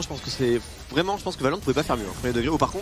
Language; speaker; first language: French; native; French